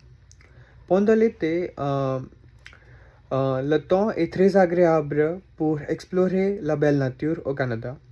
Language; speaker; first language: French; non-native, learner; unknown